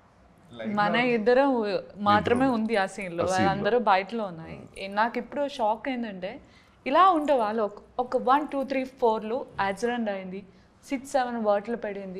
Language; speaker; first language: Telugu; non-native, learner; Malayalam